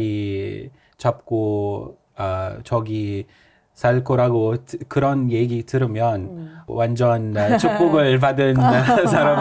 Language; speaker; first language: Korean; non-native, fluent; Arabic